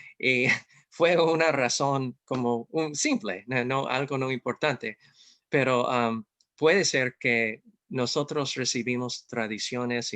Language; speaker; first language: Spanish; non-native, fluent; English